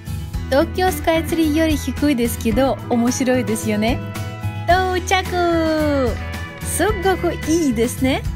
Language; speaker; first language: Japanese; non-native, fluent; Russian